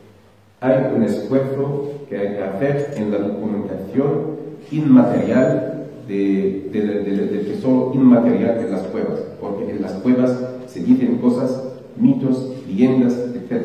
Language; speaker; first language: Spanish; non-native, local second language; Arabic